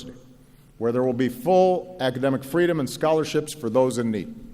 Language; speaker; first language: English; native; English